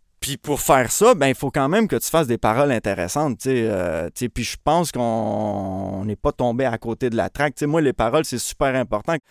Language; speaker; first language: French; early bilingual, other home language; Spanish